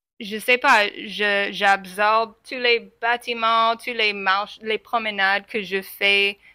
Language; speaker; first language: French; non-native, fluent; English